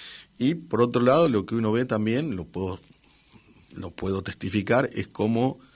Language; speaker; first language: Spanish; native; Spanish